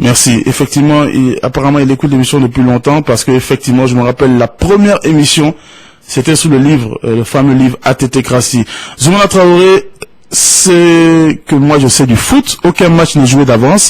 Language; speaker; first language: French; non-native, local second language; Bambara